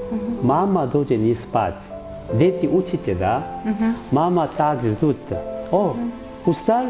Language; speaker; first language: Russian; non-native, learner; Korean